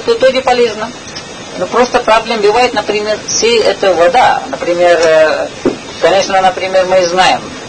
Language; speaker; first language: Russian; non-native, learner; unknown